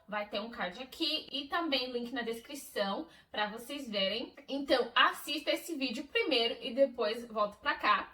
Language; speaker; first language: Portuguese; non-native, fluent; English